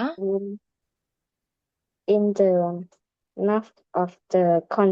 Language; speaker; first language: English; non-native, learner; Vietnamese